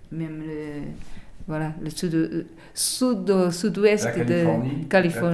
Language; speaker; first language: French; non-native, learner; Portuguese